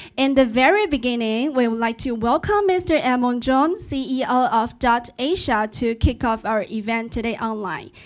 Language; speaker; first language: English; non-native, fluent; Chinese